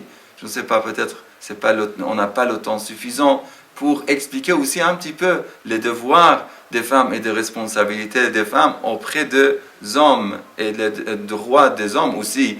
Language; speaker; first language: French; non-native, fluent; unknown